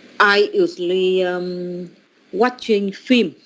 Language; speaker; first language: English; non-native, learner; Vietnamese